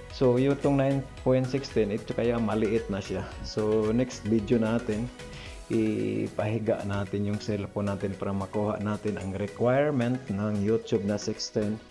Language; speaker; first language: Filipino; non-native, local second language; Cebuano